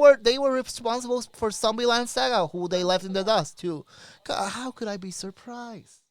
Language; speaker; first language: English; native; English